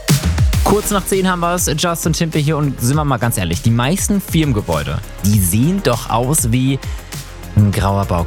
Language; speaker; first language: German; native; German